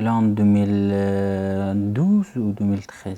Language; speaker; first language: French; non-native, fluent; Persian